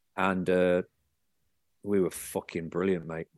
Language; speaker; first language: English; native; English